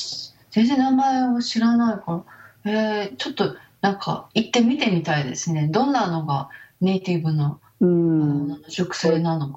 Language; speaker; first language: Japanese; native; Japanese